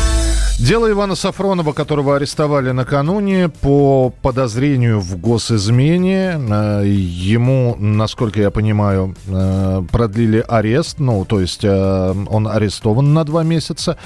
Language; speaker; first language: Russian; native; Russian